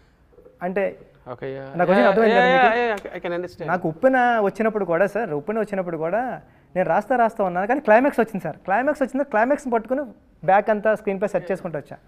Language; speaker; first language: Telugu; native; Telugu